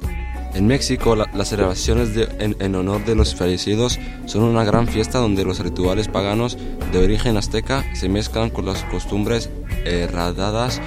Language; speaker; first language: Spanish; non-native, learner; French